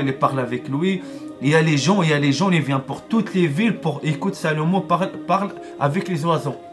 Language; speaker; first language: French; non-native, learner; Arabic